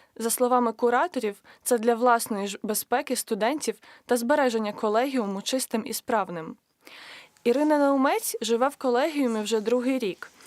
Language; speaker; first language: Ukrainian; native; Ukrainian